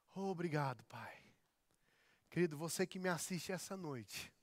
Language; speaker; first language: Portuguese; native; Portuguese